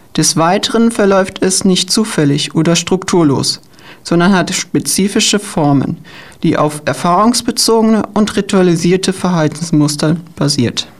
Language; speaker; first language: German; native; German